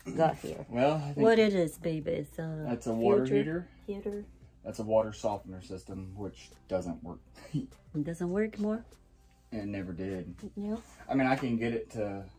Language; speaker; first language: English; non-native, fluent; Portuguese